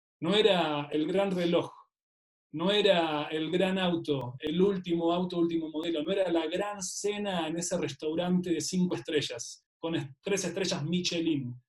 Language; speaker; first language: Spanish; native; Spanish